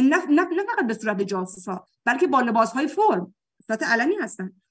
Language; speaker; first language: Persian; native; Persian